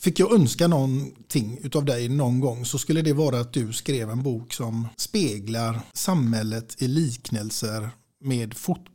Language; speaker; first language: Swedish; native; Swedish